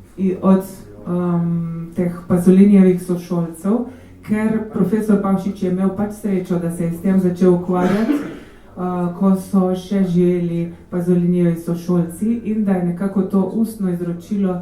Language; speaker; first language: Slovenian; native; Slovenian